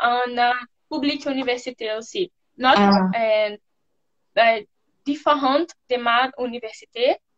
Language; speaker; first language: French; non-native, learner; Portuguese